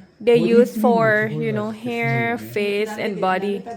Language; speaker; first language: English; non-native, learner; Thai